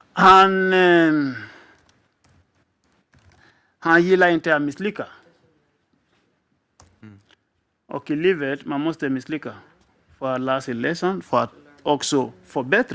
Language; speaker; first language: Swedish; non-native, fluent; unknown